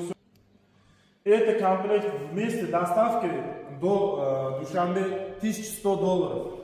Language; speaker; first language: Russian; non-native, learner; Uzbek